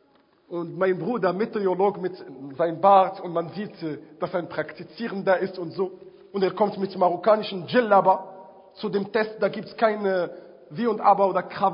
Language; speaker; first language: German; non-native, fluent; Arabic